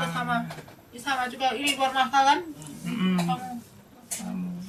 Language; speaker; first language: Indonesian; non-native, local second language; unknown